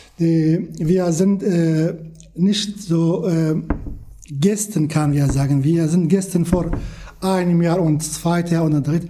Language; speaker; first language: German; non-native, learner; Kurdish